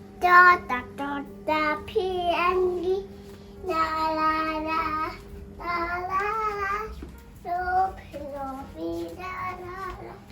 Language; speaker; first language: Korean; early bilingual, heritage; Korean